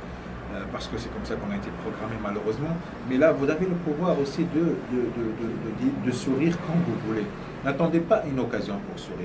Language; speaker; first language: French; non-native, local second language; Arabic